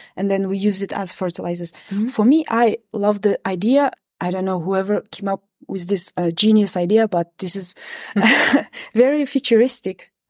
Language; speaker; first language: English; non-native, fluent; Kazakh